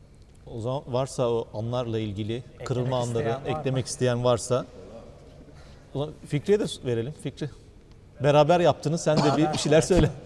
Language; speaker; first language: Turkish; native; Turkish